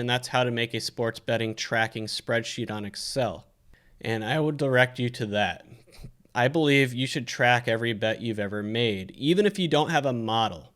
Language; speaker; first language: English; native; English